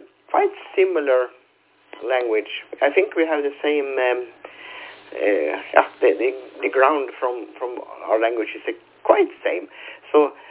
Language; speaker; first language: English; non-native, fluent; Swedish